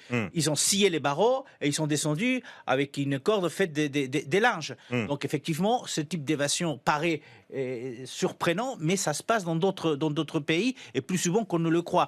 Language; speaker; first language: French; non-native, fluent; Spanish